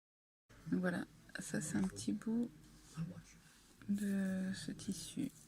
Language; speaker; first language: French; native; French